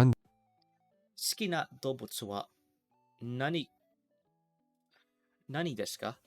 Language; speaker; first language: Japanese; non-native, learner; English